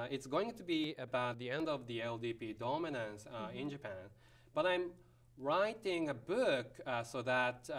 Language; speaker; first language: English; non-native, fluent; Japanese